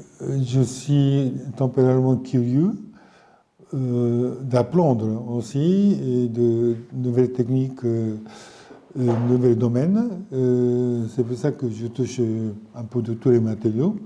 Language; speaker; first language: French; non-native, fluent; Japanese